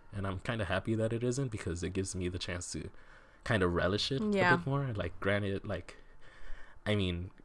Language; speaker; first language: English; native; English